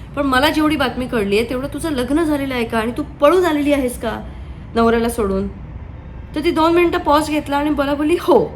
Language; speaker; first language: Marathi; native; Marathi